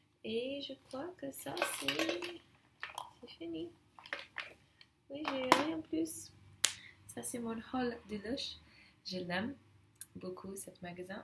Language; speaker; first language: French; non-native, learner; English